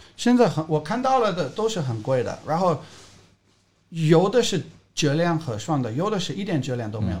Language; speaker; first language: Chinese; non-native, fluent; English